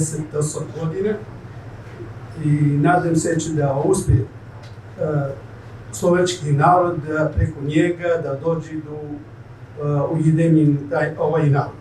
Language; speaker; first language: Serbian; non-native, fluent; Arabic